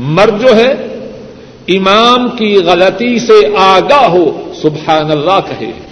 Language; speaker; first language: Urdu; non-native, local second language; Punjabi